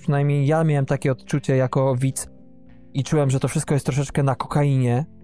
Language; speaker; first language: Polish; native; Polish